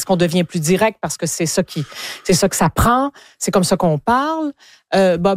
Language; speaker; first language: French; native; French